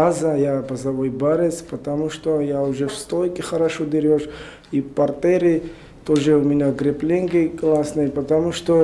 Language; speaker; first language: Russian; non-native, learner; Georgian